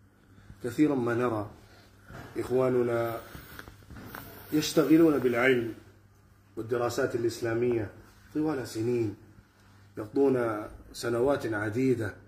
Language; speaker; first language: Arabic; non-native, fluent; Urdu